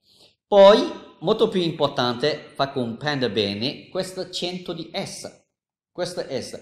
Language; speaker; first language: Italian; non-native, learner; Chinese